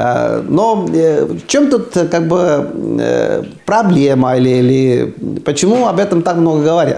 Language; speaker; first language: Russian; non-native, fluent; Estonian